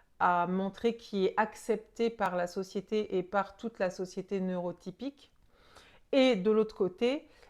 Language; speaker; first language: French; native; French